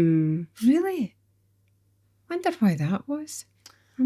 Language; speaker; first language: English; native; English